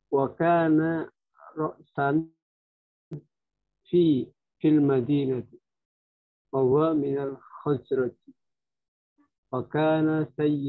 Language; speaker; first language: Arabic; non-native, learner; Indonesian